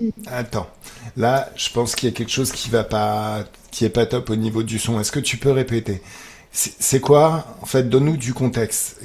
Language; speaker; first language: French; native; French